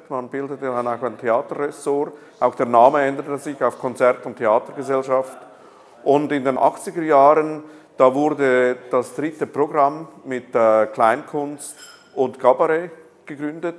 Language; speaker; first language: German; native; German